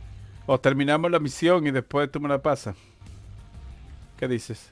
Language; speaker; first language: Spanish; native; Spanish